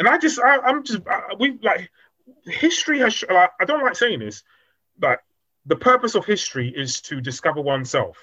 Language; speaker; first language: English; native; English